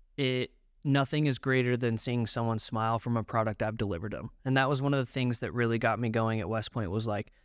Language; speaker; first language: English; native; English